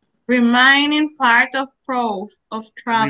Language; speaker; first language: English; non-native, learner; Spanish